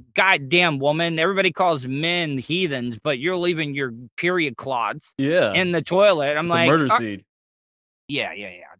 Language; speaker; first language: English; native; English